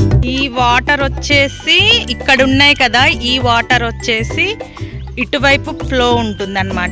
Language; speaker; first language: Telugu; native; Telugu